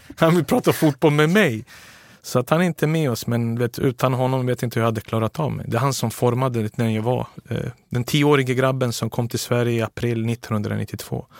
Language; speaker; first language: Swedish; early bilingual, other home language; Serbian